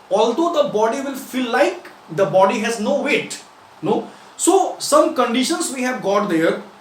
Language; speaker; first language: English; non-native, local second language; Nepali